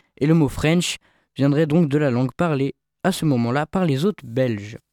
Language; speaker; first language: French; native; French